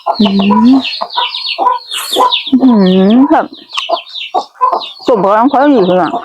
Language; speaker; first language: Thai; non-native, local second language; Northeastern Thai